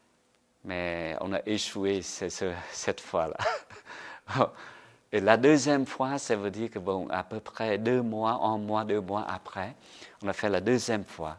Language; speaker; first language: French; non-native, fluent; Vietnamese